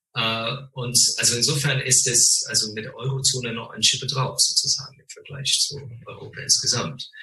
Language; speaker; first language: German; non-native, fluent; English